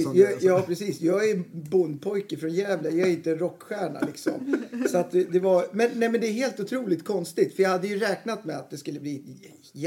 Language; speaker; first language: Swedish; native; Swedish